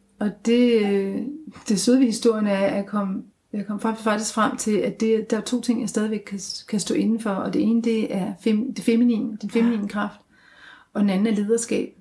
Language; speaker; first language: Danish; native; Danish